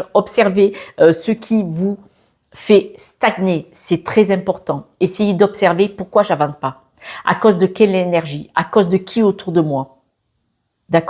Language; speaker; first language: French; native; French